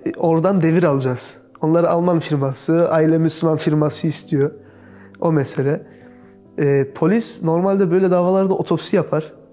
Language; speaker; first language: Turkish; early bilingual, heritage; Turkish